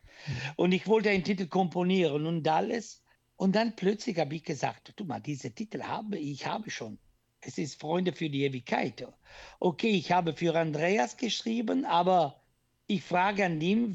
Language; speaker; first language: German; non-native, learner; Italian